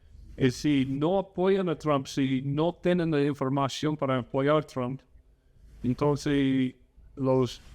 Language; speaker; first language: Spanish; non-native, fluent; English